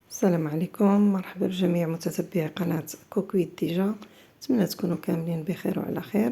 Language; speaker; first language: Arabic; native; Arabic